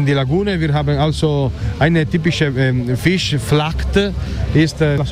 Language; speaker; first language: German; non-native, learner; Italian